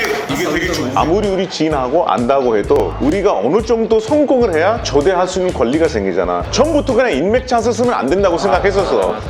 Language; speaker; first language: Korean; non-native, fluent; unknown